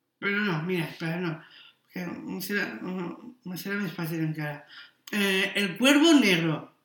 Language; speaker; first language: Spanish; non-native, local second language; Catalan